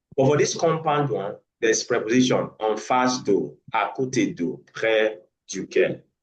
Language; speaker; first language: French; non-native, learner; English